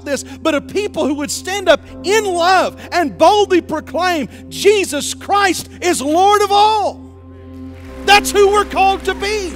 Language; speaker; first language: English; native; English